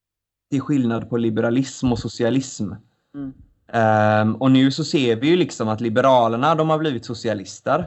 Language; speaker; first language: Swedish; native; Swedish